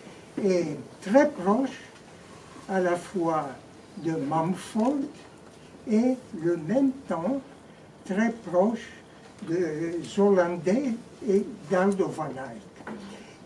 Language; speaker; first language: French; non-native, fluent; Greek